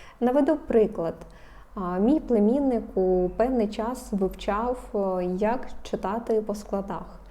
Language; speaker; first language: Ukrainian; non-native, local second language; Russian